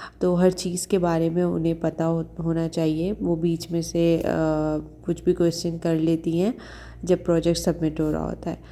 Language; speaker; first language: Urdu; native; Urdu